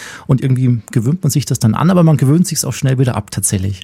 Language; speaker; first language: German; native; German